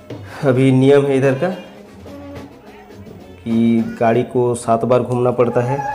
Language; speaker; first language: Hindi; non-native, local second language; Bangla